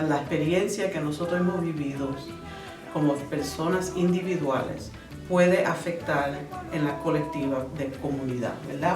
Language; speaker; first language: Spanish; early bilingual, other home language; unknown